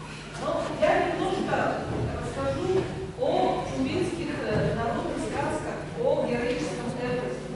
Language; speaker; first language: Russian; non-native, local second language; Tuvinian